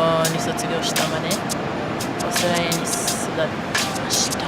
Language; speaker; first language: Japanese; non-native, fluent; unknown